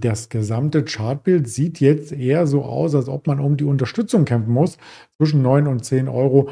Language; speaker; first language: German; native; German